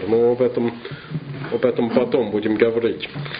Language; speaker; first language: Russian; non-native, fluent; English